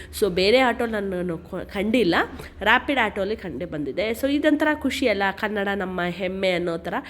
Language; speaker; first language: Kannada; native; Kannada